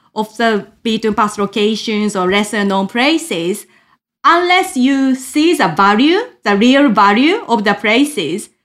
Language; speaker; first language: English; non-native, fluent; Japanese